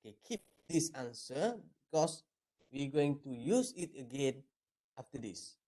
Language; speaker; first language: English; non-native, local second language; Malay